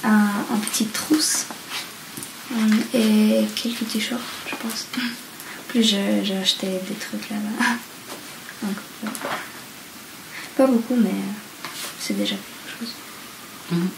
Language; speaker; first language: French; non-native, fluent; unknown